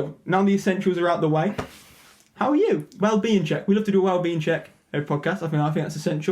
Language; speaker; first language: English; native; English